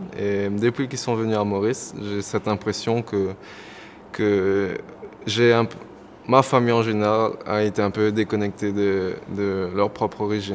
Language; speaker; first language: French; non-native, local second language; Morisyen